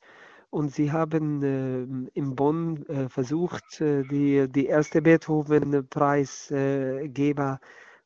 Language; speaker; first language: German; non-native, learner; Arabic